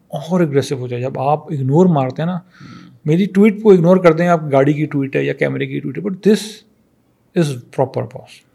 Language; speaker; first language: Urdu; native; Urdu